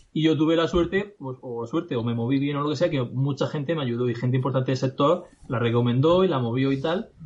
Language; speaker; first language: Spanish; native; Spanish